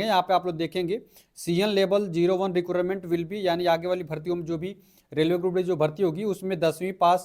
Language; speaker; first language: Hindi; native; Hindi